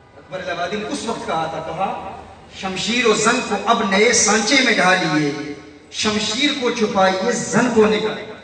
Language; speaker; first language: Urdu; early bilingual, heritage; Urdu